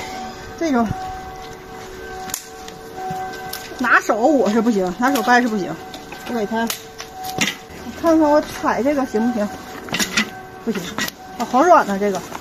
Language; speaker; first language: Chinese; native; Chinese